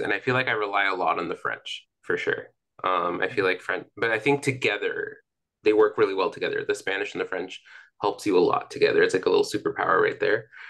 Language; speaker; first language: English; early bilingual, other home language; Spanish